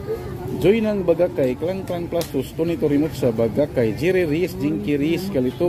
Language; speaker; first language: Filipino; non-native, local second language; Cebuano